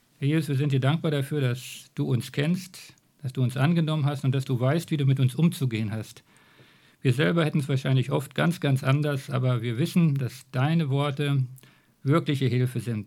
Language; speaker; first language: German; native; German